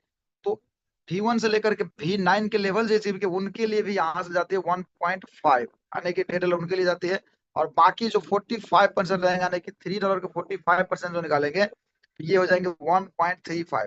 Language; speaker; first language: Hindi; native; Hindi